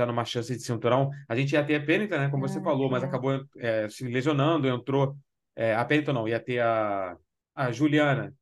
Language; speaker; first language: Portuguese; native; Portuguese